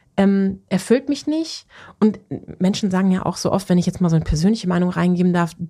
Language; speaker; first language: German; native; German